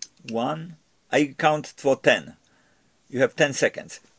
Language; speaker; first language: English; non-native, fluent; Polish